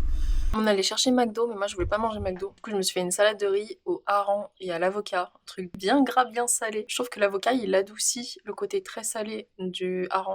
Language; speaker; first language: French; native; French